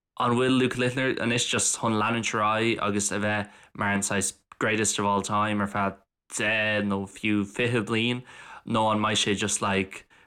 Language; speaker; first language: Irish; non-native, local second language; English